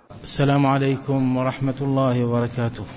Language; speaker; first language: Arabic; native; Arabic